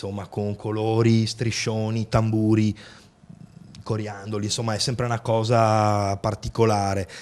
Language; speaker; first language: Italian; native; Italian